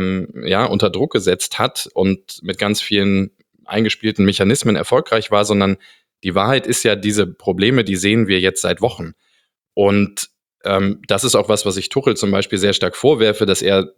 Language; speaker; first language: German; native; German